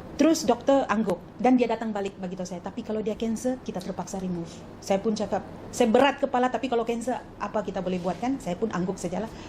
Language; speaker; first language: Malay; native; Malay